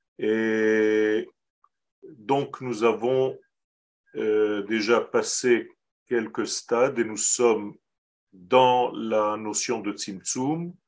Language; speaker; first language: French; non-native, fluent; Hebrew